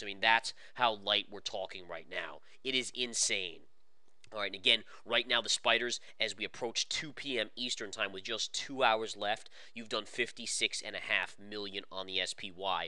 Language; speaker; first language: English; native; English